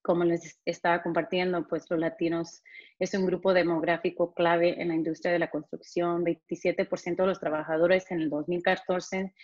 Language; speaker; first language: Spanish; early bilingual, heritage; Spanish